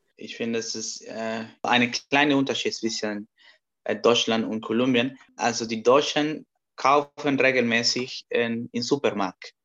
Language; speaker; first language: German; non-native, learner; Spanish